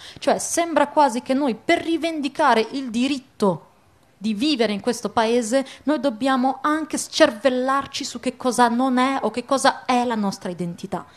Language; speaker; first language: Italian; early bilingual, other home language; Arabic